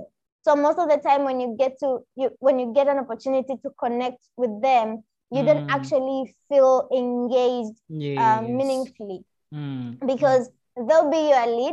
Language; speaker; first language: English; non-native, local second language; Swahili